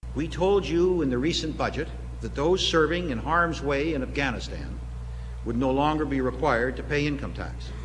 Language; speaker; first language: English; native; English